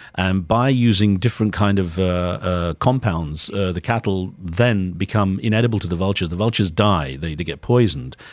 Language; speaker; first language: English; native; English